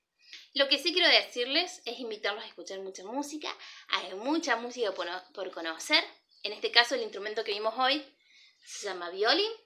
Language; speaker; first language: Spanish; native; Spanish